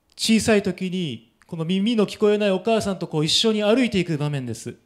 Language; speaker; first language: Japanese; native; Japanese